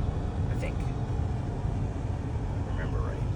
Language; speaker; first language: English; native; English